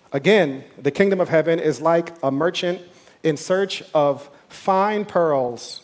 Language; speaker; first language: English; native; English